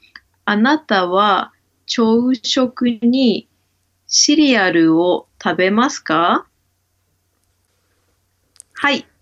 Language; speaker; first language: Japanese; non-native, learner; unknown